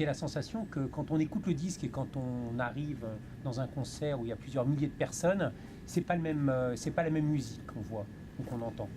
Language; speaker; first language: French; native; French